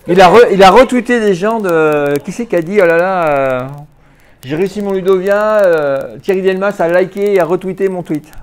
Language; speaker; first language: French; native; French